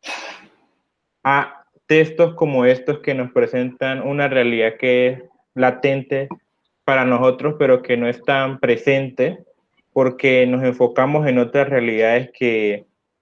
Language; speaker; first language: Spanish; native; Spanish